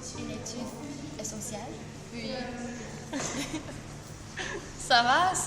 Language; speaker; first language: French; non-native, learner; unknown